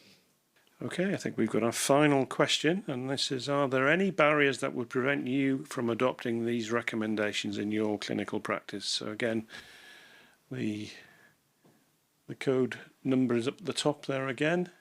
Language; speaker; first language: English; native; English